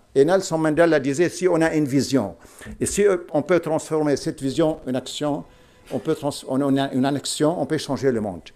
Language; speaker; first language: French; non-native, local second language; Arabic